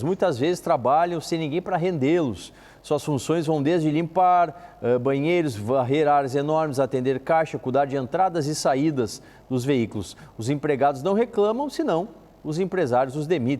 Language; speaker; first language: Portuguese; native; Portuguese